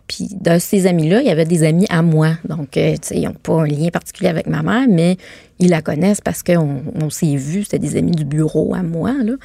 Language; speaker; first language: French; native; French